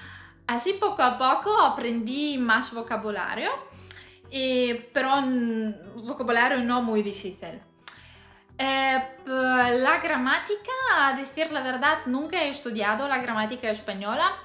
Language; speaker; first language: Spanish; non-native, fluent; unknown